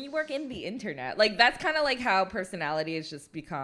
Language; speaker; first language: English; native; English